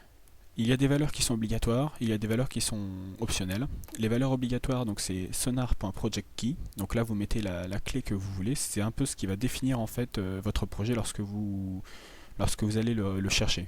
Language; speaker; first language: French; native; French